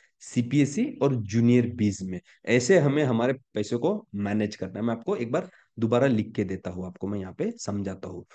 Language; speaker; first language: Hindi; non-native, local second language; Marathi